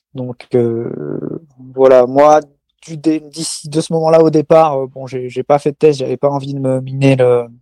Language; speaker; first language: French; native; French